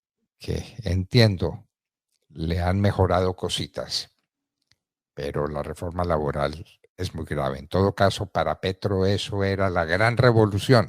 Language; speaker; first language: Spanish; native; Spanish